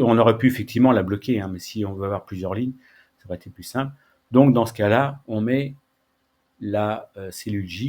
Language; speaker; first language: French; native; French